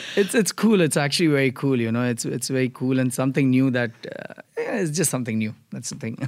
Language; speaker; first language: English; non-native, local second language; Gujarati